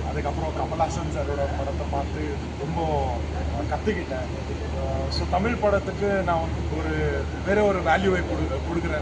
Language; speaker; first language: Tamil; non-native, local second language; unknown